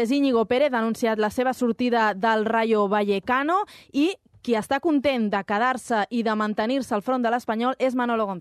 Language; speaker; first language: Catalan; native; Catalan